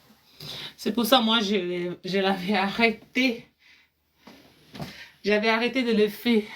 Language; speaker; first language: French; non-native, fluent; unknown